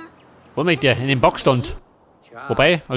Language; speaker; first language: German; native; German